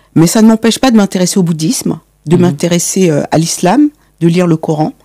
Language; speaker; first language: French; native; French